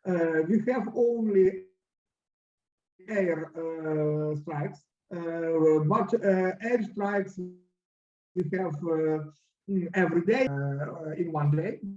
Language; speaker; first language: English; non-native, learner; Russian